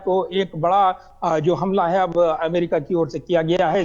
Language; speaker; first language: Hindi; native; Hindi